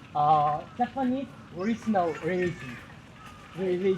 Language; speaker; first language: English; non-native, learner; Japanese